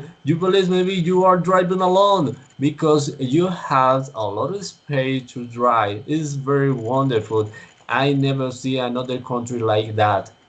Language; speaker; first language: English; non-native, learner; Spanish